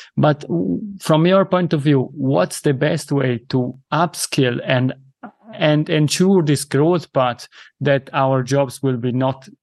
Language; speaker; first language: English; non-native, fluent; Italian